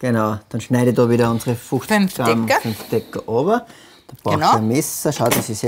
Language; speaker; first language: German; native; German